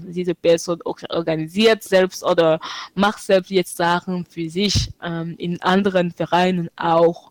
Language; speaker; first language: German; non-native, fluent; French